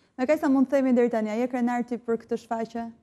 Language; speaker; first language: Albanian; native; Albanian